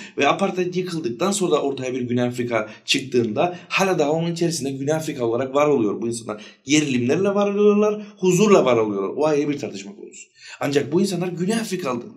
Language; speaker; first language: Turkish; native; Turkish